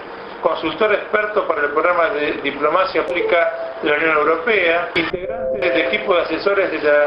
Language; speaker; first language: Spanish; native; Spanish